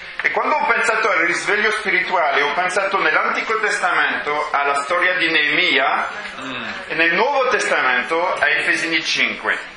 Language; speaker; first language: Italian; non-native, fluent; French